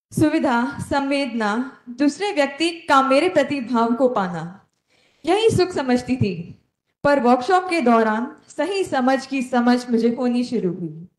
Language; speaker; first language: Hindi; non-native, local second language; Konkani